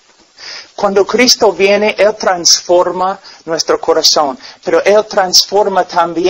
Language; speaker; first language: Spanish; non-native, fluent; English